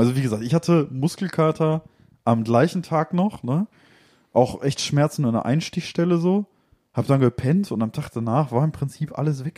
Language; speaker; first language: German; native; German